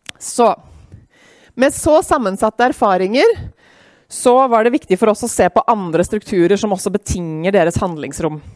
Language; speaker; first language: Norwegian; native; Norwegian